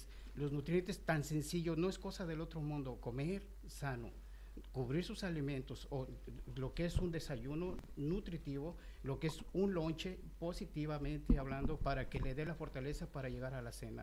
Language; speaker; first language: Spanish; native; Spanish